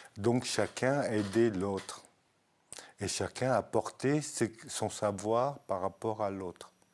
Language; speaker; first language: French; early bilingual, other home language; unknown